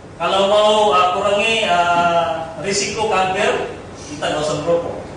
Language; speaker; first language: Indonesian; non-native, fluent; Filipino